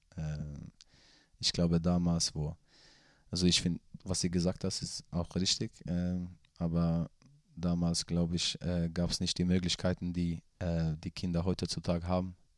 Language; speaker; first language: German; non-native, fluent; Swedish